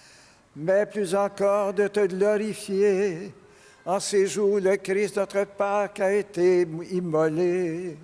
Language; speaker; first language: French; native; French